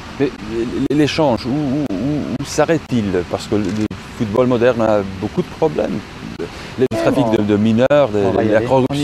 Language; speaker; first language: French; non-native, fluent; Slovenian